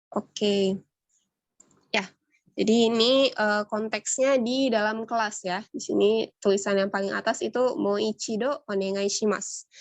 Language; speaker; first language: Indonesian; native; Indonesian